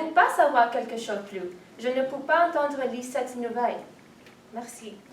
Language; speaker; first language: French; non-native, learner; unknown